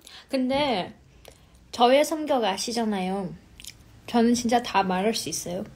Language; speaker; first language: Korean; non-native, fluent; Chinese